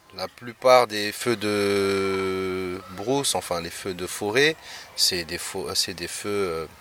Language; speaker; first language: French; non-native, local second language; Malagasy